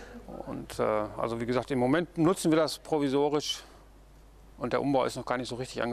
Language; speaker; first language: German; native; German